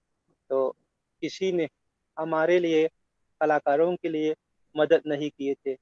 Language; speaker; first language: Hindi; non-native, local second language; Manipuri